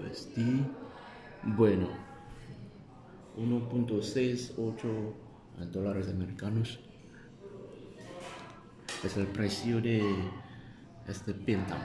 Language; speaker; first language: Spanish; non-native, fluent; Chinese